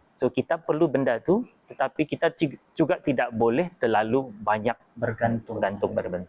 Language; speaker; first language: Malay; native; Malay